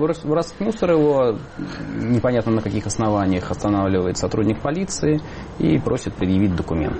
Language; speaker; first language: Russian; native; Russian